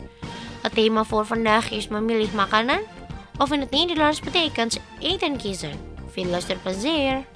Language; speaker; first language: Dutch; non-native, fluent; Indonesian